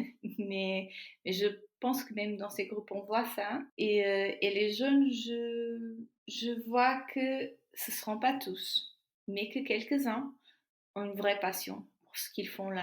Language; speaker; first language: French; non-native, fluent; Portuguese